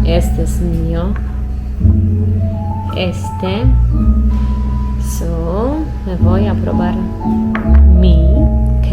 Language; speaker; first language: Spanish; non-native, learner; Polish